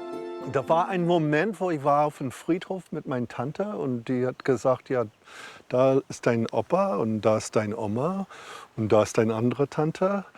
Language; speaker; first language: German; early bilingual, heritage; English